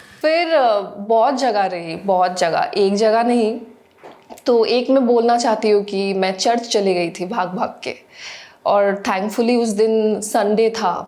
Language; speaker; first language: Hindi; non-native, local second language; Assamese